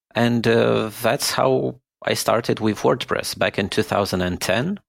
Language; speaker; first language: English; non-native, fluent; Romanian